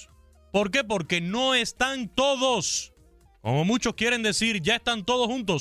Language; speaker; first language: Spanish; native; Spanish